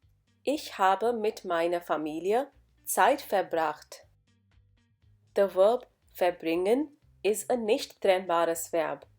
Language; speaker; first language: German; non-native, fluent; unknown